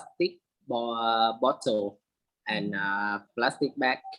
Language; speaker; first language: English; non-native, learner; Vietnamese